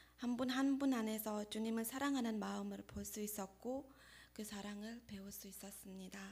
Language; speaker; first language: Korean; non-native, fluent; Mongolian